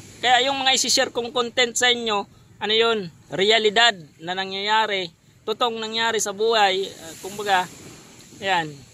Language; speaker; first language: Filipino; non-native, local second language; Bikol